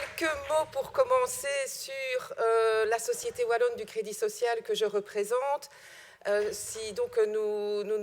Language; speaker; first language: French; native; French